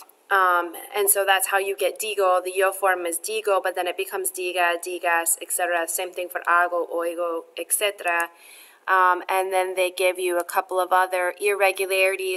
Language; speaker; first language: English; native; English